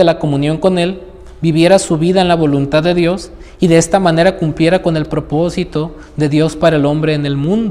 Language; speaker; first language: Spanish; native; Spanish